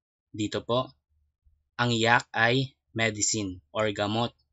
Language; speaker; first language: Filipino; native; Filipino